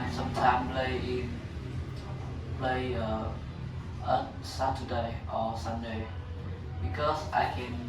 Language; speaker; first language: English; non-native, learner; Vietnamese